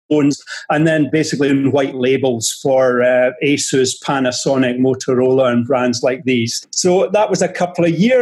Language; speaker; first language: English; native; English